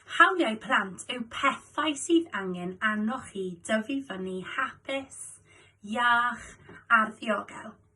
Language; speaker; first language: Welsh; non-native, local second language; English